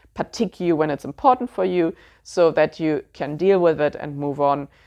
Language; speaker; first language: English; non-native, fluent; German